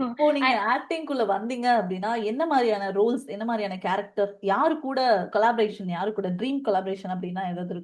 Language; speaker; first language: Tamil; native; Tamil